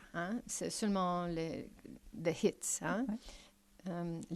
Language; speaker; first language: French; non-native, fluent; English